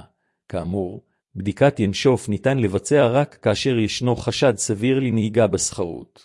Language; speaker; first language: Hebrew; native; Hebrew